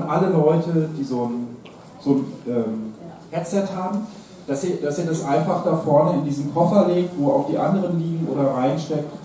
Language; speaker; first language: German; native; German